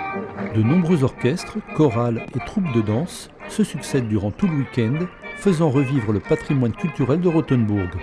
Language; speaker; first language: French; native; French